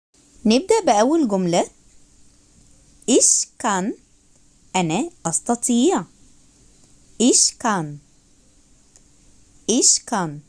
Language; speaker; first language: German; non-native, fluent; Arabic